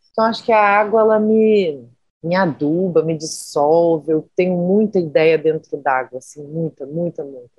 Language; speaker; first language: Portuguese; native; Portuguese